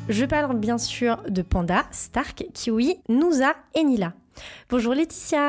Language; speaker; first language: French; native; French